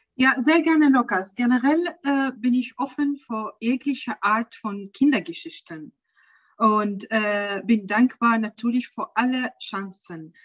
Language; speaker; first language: German; non-native, learner; Arabic